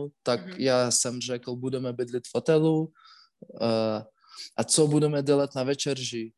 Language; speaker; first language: Czech; non-native, learner; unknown